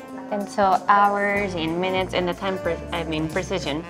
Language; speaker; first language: English; non-native, fluent; Japanese